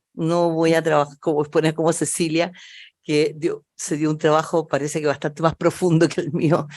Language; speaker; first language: Spanish; native; Spanish